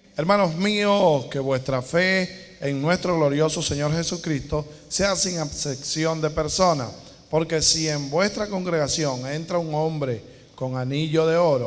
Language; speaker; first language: Spanish; native; Spanish